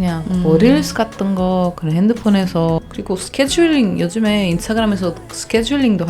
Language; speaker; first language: Korean; non-native, fluent; Portuguese